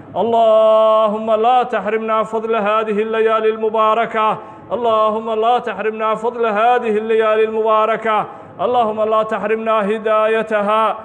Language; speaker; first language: Arabic; non-native, local second language; Somali